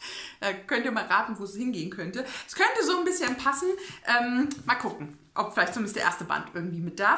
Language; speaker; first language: German; native; German